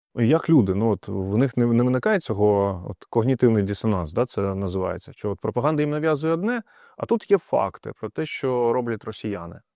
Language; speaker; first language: Ukrainian; non-native, local second language; Russian